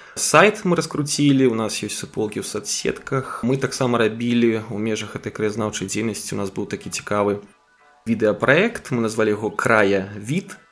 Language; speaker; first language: Belarusian; native; Belarusian